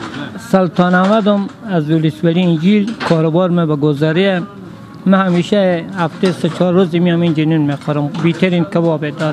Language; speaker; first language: Persian; native; Persian